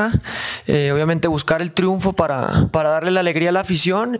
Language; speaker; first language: Spanish; native; Spanish